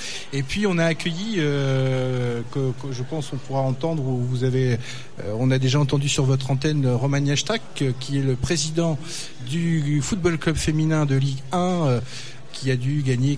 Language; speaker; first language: French; native; French